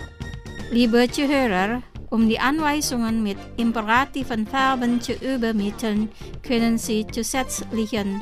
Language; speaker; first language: German; non-native, fluent; Indonesian